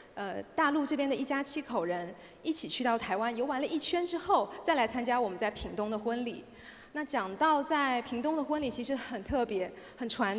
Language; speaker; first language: Chinese; native; Chinese